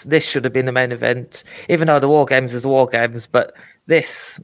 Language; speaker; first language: English; native; English